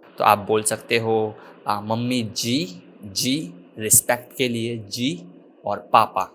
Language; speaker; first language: Hindi; native; Hindi